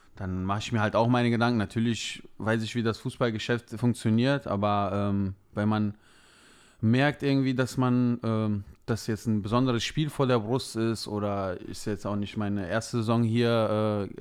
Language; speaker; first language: German; native; German